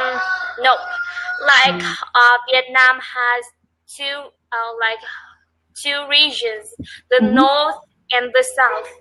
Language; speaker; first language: English; non-native, learner; Vietnamese